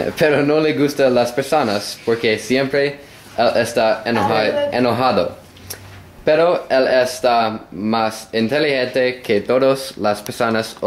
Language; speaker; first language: Spanish; non-native, learner; English